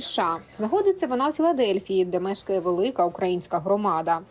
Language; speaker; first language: Ukrainian; native; Ukrainian